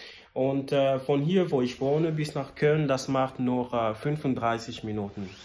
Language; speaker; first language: German; non-native, learner; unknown